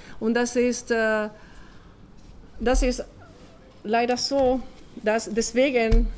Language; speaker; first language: German; non-native, learner; Spanish